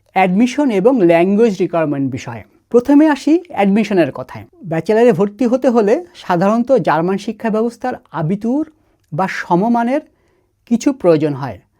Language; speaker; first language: Bangla; native; Bangla